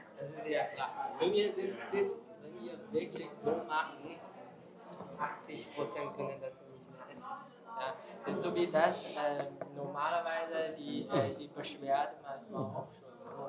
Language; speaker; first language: German; non-native, learner; Chinese